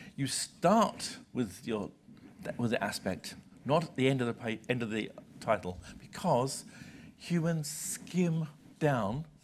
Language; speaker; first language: English; native; English